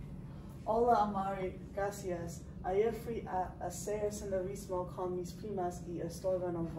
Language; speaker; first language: Spanish; non-native, learner; English